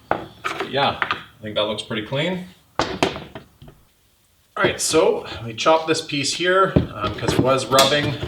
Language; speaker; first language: English; native; English